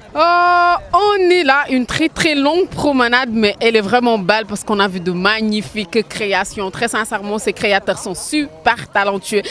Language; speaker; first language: French; non-native, local second language; Wolof